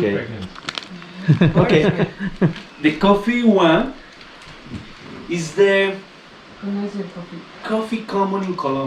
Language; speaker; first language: English; non-native, learner; Spanish